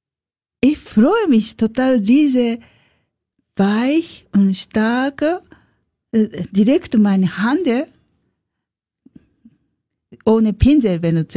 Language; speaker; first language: German; non-native, learner; Japanese